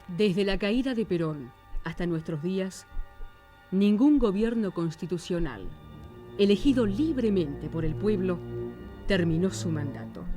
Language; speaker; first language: Spanish; native; Spanish